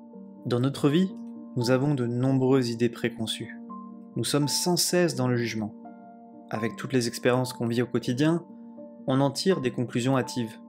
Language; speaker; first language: French; native; French